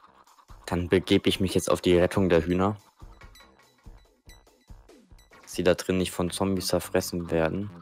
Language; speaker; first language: German; native; German